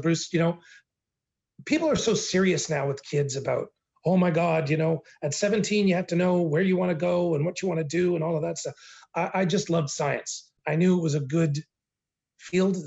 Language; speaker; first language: English; native; English